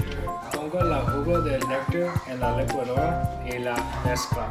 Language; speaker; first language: Spanish; non-native, learner; English